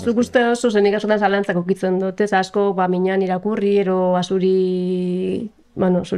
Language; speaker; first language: Basque; native; Basque